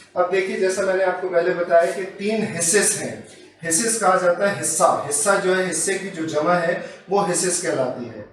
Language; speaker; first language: Urdu; native; Urdu